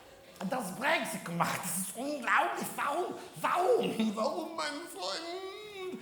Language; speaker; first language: German; non-native, learner; English